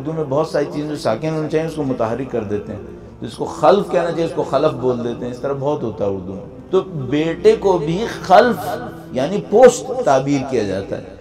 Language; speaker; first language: Urdu; native; Urdu